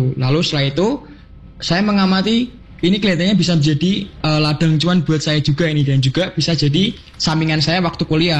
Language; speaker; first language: Indonesian; native; Indonesian